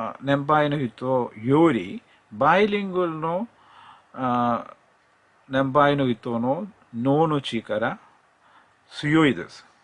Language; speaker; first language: Japanese; non-native, learner; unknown